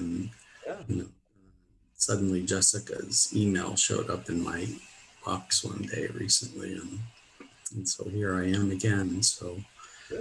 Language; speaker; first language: English; native; English